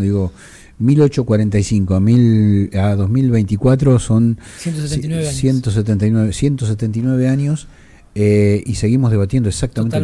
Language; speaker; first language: Spanish; native; Spanish